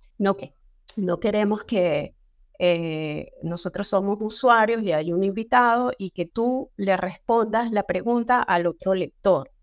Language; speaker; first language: Spanish; native; Spanish